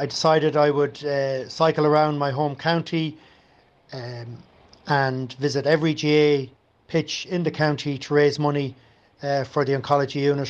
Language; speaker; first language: English; native; English